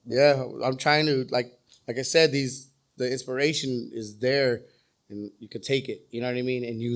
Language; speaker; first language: English; native; English